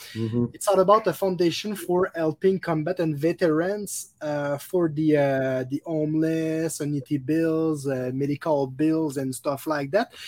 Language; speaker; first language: English; non-native, local second language; French